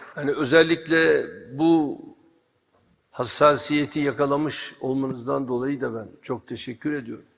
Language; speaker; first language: Turkish; native; Turkish